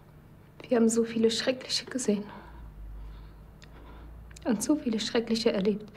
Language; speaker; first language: German; non-native, learner; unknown